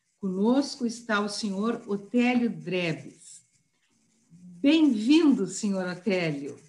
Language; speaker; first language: Portuguese; native; Portuguese